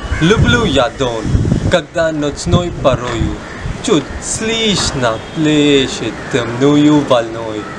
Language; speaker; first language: Russian; non-native, learner; Tamil